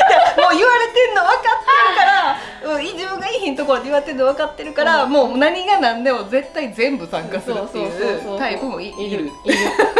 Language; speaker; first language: Japanese; native; Japanese